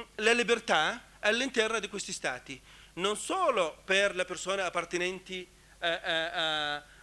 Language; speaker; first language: Italian; non-native, fluent; Arabic